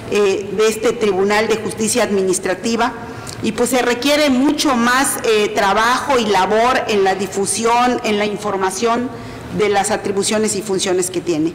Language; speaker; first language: Spanish; native; Spanish